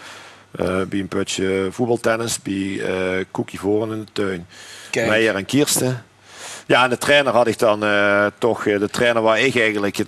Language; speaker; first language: Dutch; native; Dutch